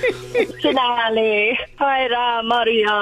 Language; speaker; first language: Hungarian; early bilingual, heritage; Hungarian